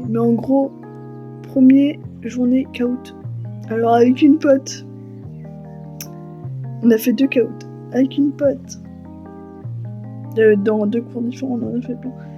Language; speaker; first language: French; native; French